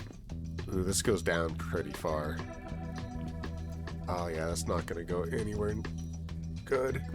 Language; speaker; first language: English; native; English